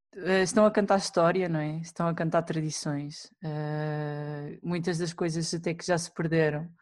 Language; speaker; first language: Portuguese; native; Portuguese